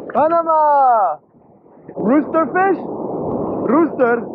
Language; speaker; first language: English; non-native, learner; French